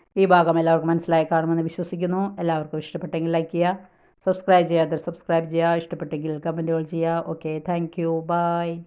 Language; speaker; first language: Malayalam; native; Malayalam